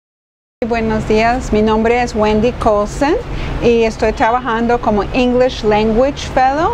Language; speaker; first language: Spanish; non-native, fluent; English